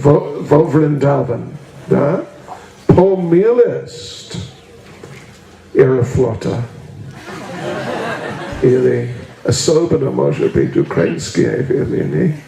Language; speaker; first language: Russian; non-native, learner; English